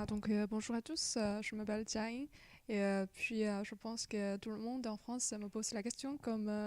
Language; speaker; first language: French; non-native, fluent; Chinese